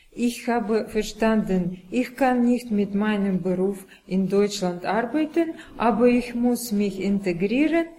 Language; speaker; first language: German; non-native, fluent; Russian